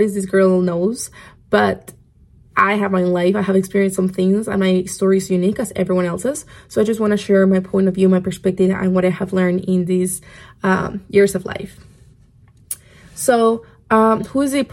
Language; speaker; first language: English; non-native, fluent; Spanish